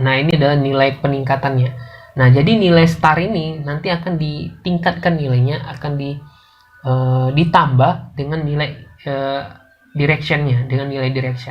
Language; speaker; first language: Indonesian; native; Indonesian